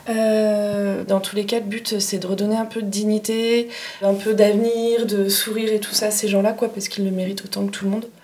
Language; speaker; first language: French; native; French